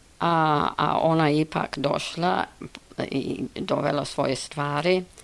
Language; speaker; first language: Serbian; non-native, fluent; English